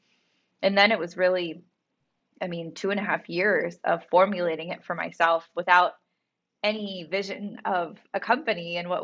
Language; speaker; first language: English; native; English